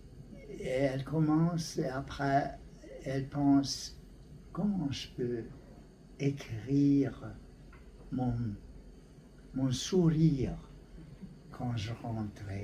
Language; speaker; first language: French; non-native, learner; Hungarian